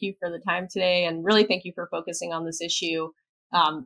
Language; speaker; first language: English; native; English